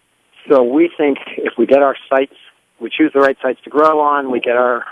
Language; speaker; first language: English; native; English